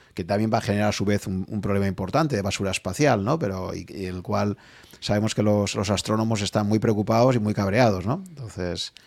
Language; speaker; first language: Spanish; native; Spanish